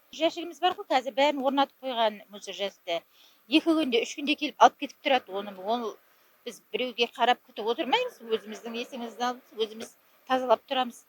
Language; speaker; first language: Kazakh; native; Kazakh